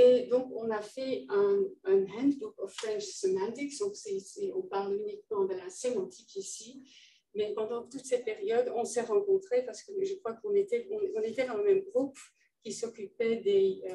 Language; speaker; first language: French; non-native, fluent; Dutch